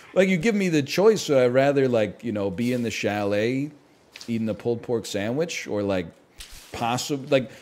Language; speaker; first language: English; native; English